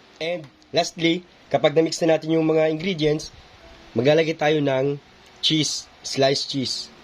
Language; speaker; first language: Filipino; native; Filipino